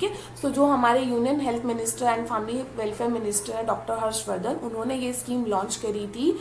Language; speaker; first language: Hindi; native; Hindi